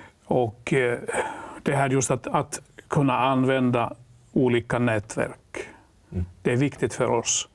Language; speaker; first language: Swedish; non-native, local second language; Finnish